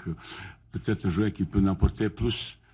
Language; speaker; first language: French; non-native, learner; Bosnian